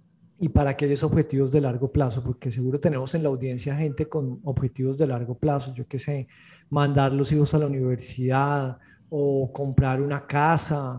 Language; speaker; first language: Spanish; native; Spanish